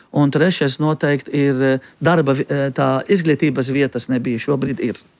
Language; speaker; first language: Latvian; non-native, fluent; Arabic